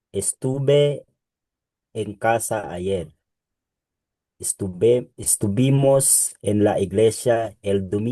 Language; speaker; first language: Spanish; non-native, learner; Filipino